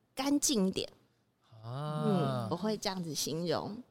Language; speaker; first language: Chinese; native; Chinese